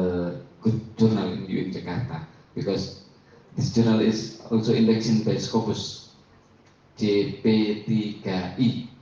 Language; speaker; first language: English; non-native, learner; Indonesian